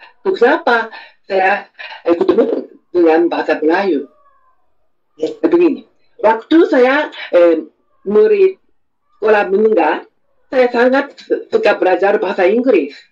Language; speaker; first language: Indonesian; non-native, fluent; Japanese